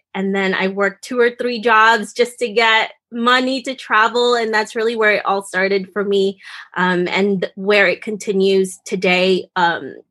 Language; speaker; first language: English; early bilingual, other home language; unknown